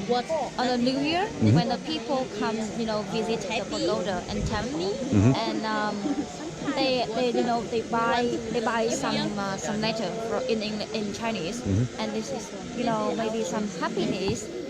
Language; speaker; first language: English; non-native, learner; Vietnamese